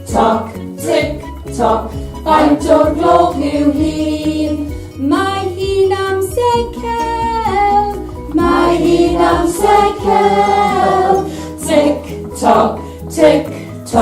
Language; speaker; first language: Welsh; non-native, learner; English